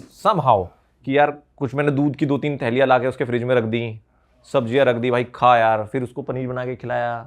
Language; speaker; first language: Hindi; native; Hindi